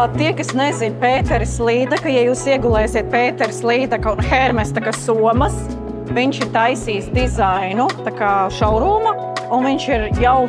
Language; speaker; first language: Latvian; native; Latvian